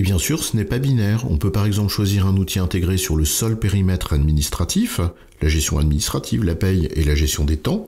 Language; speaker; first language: French; native; French